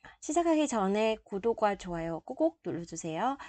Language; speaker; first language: Korean; non-native, fluent; Vietnamese